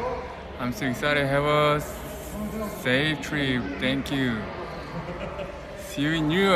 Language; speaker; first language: English; non-native, learner; Korean